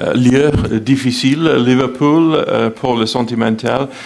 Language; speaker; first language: French; non-native, learner; English